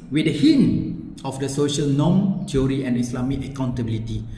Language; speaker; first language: English; non-native, local second language; Malay